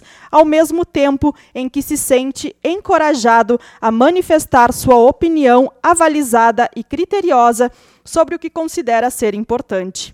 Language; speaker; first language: Portuguese; native; Portuguese